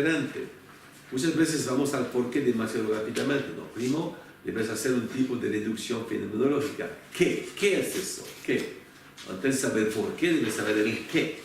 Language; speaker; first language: Spanish; non-native, fluent; French